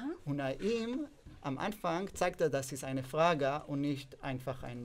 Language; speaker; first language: German; non-native, learner; Hebrew